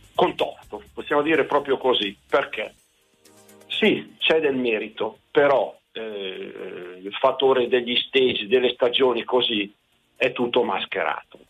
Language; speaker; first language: Italian; native; Italian